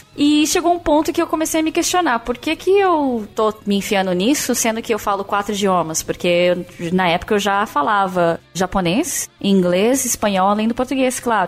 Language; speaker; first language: Portuguese; native; Portuguese